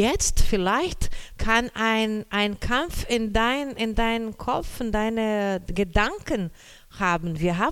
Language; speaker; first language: German; non-native, learner; Portuguese